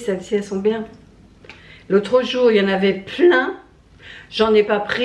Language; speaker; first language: French; native; French